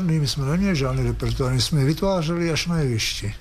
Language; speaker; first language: Czech; native; Czech